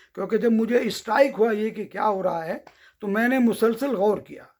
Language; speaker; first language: Urdu; native; Urdu